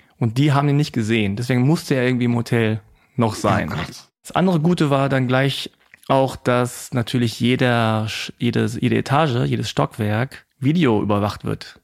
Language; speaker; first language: German; native; German